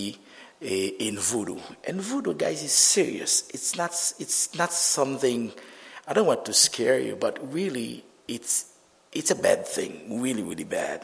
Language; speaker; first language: English; non-native, fluent; Haitian Creole